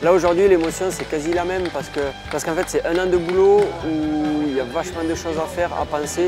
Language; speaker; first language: French; native; French